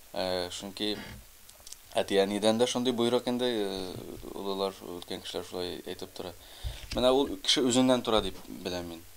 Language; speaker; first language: Tatar; early bilingual, heritage; Tatar